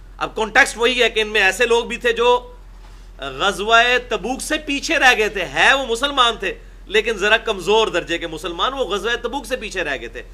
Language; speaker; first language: Urdu; non-native, local second language; Punjabi